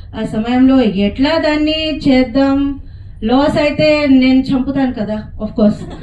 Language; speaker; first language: Telugu; non-native, fluent; Hindi